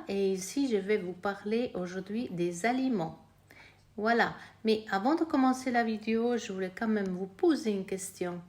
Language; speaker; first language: French; non-native, fluent; Italian